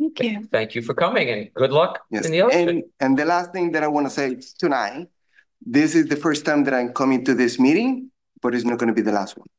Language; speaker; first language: English; non-native, fluent; Spanish